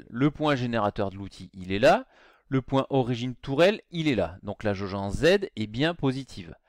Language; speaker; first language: French; native; French